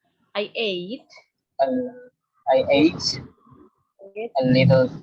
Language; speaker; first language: English; non-native, learner; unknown